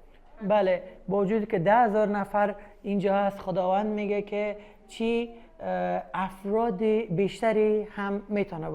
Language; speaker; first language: Persian; native; Persian